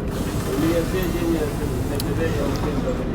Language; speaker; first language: Russian; non-native, learner; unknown